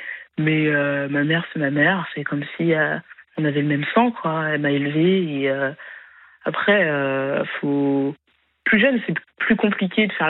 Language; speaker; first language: French; native; French